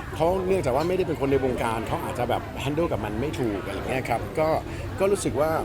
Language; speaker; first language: Thai; early bilingual, heritage; Danish